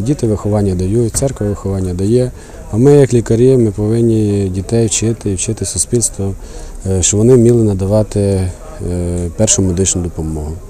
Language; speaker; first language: Ukrainian; native; Ukrainian